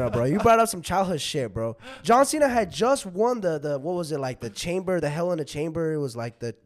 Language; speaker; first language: English; early bilingual, other home language; Spanish